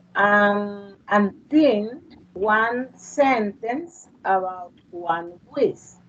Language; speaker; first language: English; non-native, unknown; Spanish